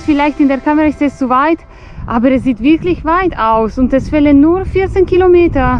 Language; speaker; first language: German; non-native, fluent; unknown